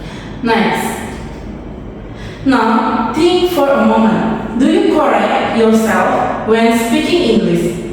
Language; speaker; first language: English; non-native, learner; Indonesian